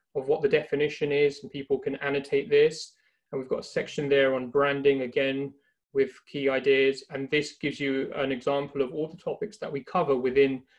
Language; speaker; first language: English; native; English